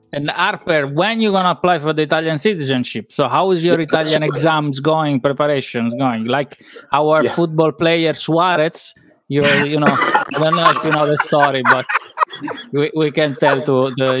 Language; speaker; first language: English; non-native, fluent; Italian